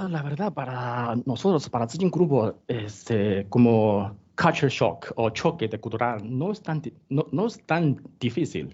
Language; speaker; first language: Spanish; non-native, learner; Chinese